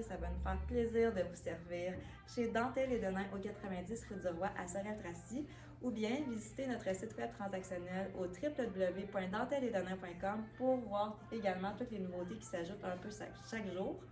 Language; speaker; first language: French; native; French